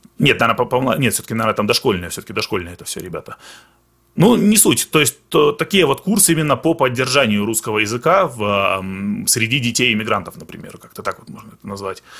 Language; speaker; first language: Russian; early bilingual, other home language; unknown